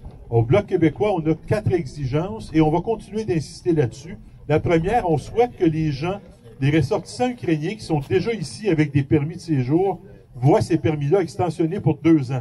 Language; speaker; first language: French; native; French